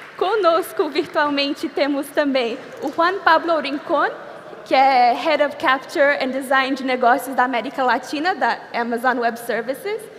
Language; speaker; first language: Portuguese; non-native, fluent; English